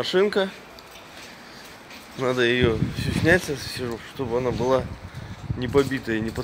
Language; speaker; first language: Russian; native; Russian